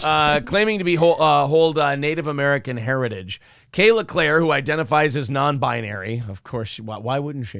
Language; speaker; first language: English; native; English